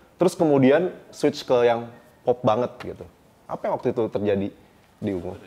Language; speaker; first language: Indonesian; native; Indonesian